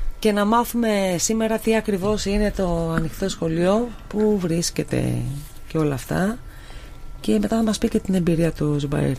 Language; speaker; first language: Greek; native; Greek